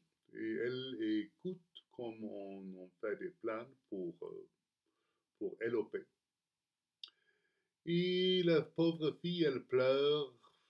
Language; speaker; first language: French; non-native, fluent; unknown